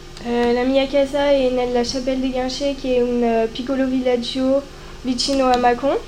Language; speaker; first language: Italian; non-native, learner; French